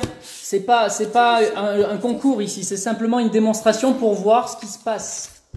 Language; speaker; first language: French; native; French